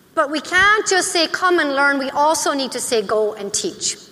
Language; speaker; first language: English; native; English